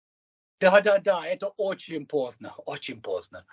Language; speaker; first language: Russian; non-native, fluent; English